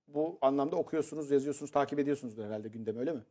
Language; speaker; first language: Turkish; native; Turkish